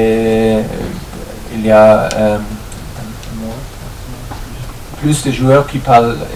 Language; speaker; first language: French; non-native, fluent; German